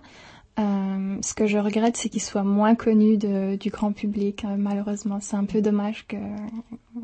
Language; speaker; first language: French; native; French